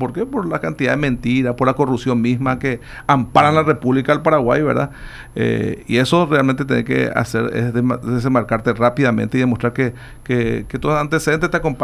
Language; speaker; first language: Spanish; native; Spanish